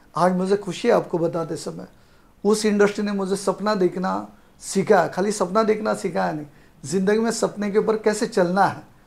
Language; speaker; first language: Hindi; non-native, local second language; Marathi